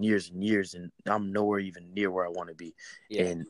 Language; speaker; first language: English; native; English